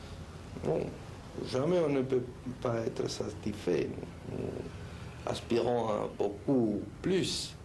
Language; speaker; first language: French; non-native, fluent; Spanish